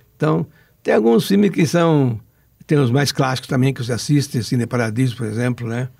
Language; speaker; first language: Portuguese; non-native, local second language; Italian